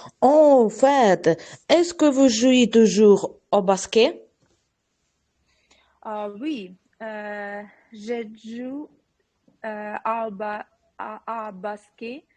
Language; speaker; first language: French; non-native, learner; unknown